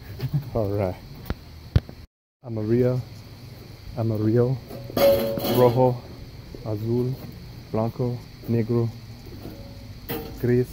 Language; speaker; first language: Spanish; non-native, learner; English